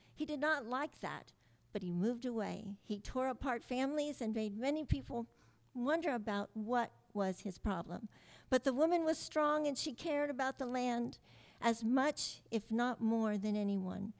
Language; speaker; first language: English; early bilingual, other home language; Spanish